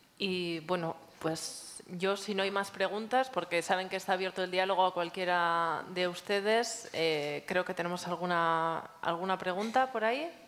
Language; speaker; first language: Spanish; native; Spanish